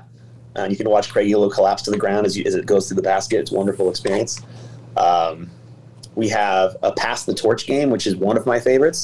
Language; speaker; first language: English; native; English